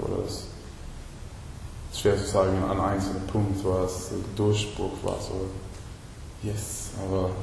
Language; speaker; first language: German; non-native, learner; Swedish